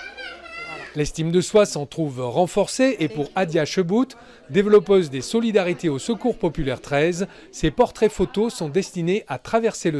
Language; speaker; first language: French; native; French